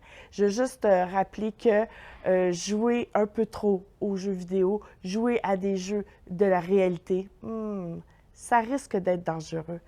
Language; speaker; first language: French; native; French